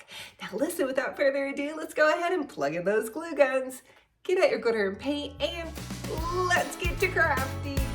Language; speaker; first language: English; native; English